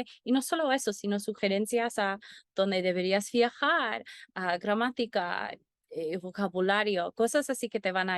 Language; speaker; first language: Spanish; non-native, fluent; English